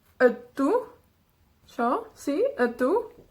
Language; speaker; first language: Spanish; non-native, fluent; Welsh